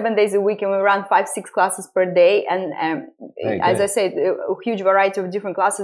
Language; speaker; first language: English; non-native, fluent; Estonian